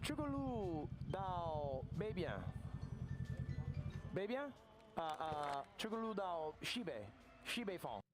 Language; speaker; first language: Chinese; non-native, learner; English